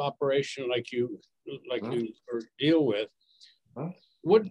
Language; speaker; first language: English; native; English